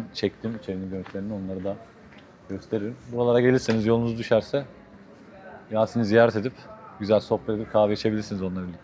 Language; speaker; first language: Turkish; native; Turkish